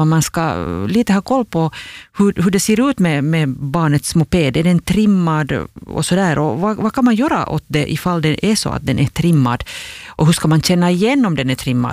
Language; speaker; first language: Swedish; native; Swedish